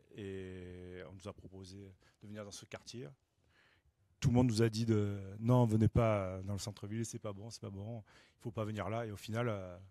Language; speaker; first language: French; native; French